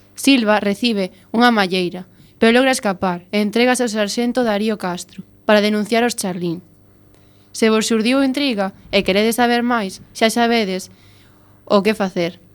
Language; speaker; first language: Galician; non-native, local second language; Spanish